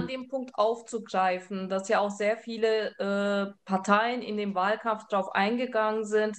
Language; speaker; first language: German; early bilingual, other home language; Turkish